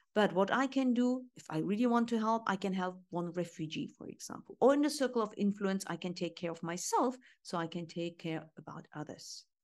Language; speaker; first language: English; non-native, fluent; Turkish